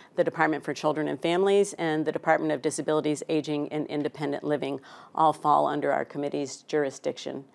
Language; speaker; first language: English; native; English